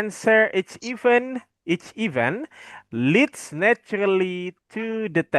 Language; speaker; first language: English; non-native, fluent; Indonesian